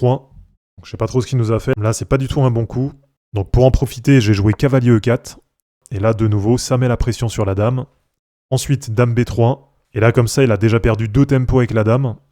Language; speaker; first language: French; native; French